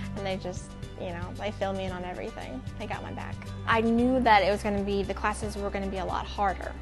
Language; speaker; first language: English; native; English